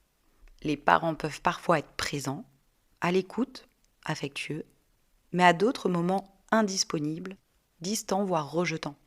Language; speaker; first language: French; native; French